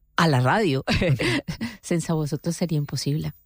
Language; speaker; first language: Catalan; non-native, learner; Spanish